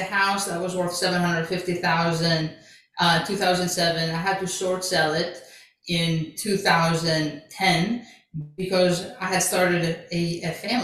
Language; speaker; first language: English; early bilingual, other home language; Greek